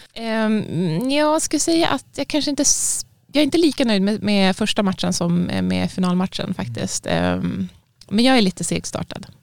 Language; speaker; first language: Swedish; native; Swedish